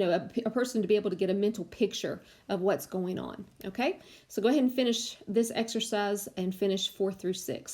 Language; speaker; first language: English; native; English